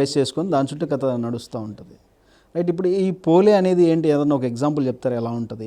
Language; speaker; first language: Telugu; native; Telugu